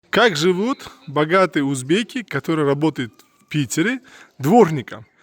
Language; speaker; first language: Russian; non-native, local second language; Uzbek